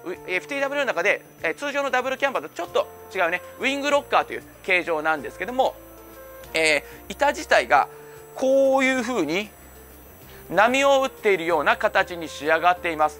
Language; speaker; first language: Japanese; native; Japanese